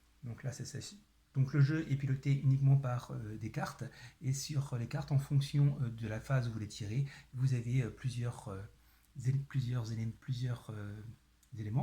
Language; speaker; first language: French; native; French